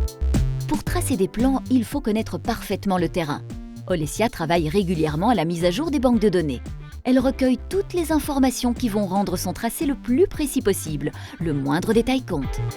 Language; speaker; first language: French; native; French